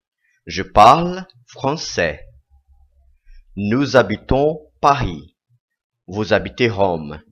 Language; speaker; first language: French; non-native, fluent; Portuguese